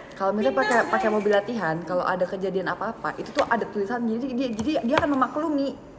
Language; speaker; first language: Indonesian; native; Indonesian